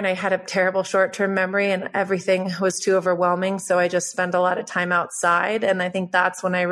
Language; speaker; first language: English; native; English